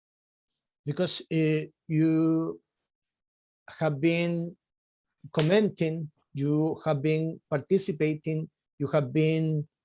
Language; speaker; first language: English; non-native, fluent; Spanish